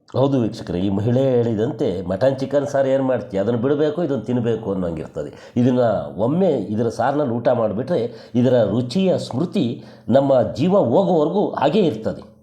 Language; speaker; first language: Kannada; native; Kannada